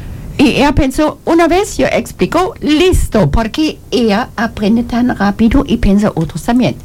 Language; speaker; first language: Spanish; non-native, learner; German